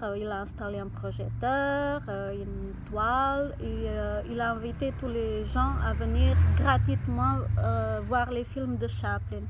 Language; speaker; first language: French; non-native, fluent; Portuguese